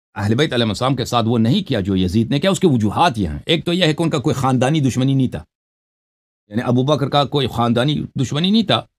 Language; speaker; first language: Urdu; non-native, local second language; Balti